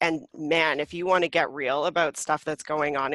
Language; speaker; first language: English; native; English